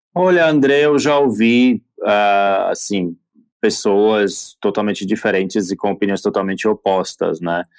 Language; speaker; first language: Portuguese; non-native, fluent; Slovak